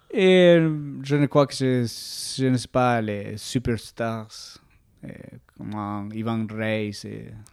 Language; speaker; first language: French; non-native, learner; Spanish